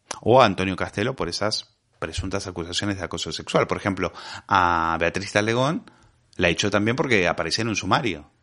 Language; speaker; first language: Spanish; native; Spanish